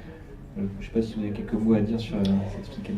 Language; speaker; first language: French; native; French